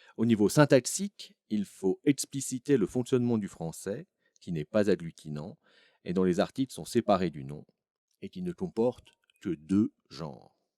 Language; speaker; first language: French; native; French